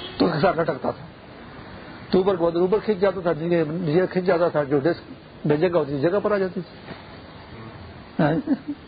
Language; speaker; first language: Urdu; non-native, local second language; Pashto